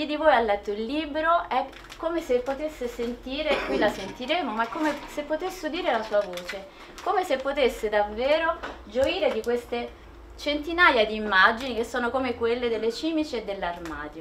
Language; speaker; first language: Italian; native; Italian